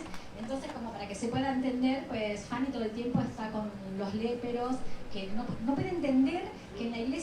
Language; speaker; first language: Spanish; native; Spanish